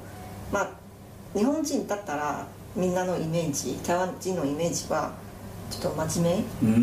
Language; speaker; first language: Japanese; non-native, fluent; Chinese